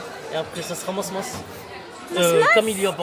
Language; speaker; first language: French; native; French